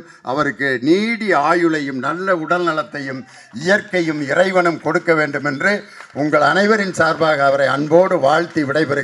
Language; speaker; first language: Tamil; native; Tamil